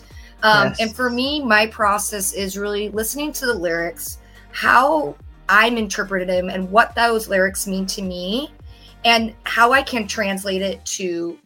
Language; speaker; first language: English; native; English